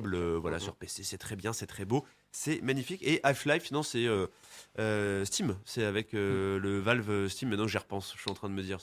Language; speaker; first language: French; native; French